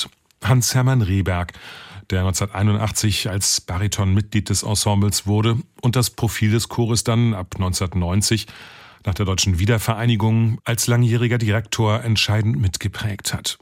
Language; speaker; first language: German; native; German